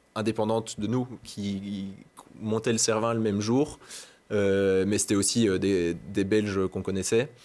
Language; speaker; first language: French; native; French